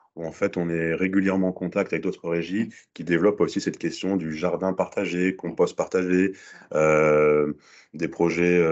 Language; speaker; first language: French; native; French